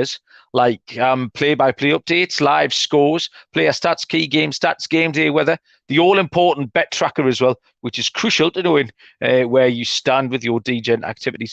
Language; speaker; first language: English; native; English